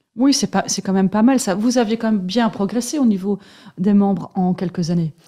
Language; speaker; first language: French; native; French